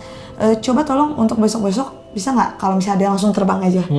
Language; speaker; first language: Indonesian; native; Indonesian